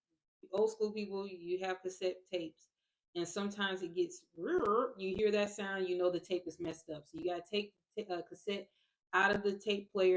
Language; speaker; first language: English; native; English